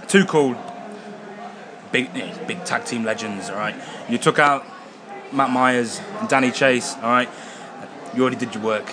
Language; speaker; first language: English; native; English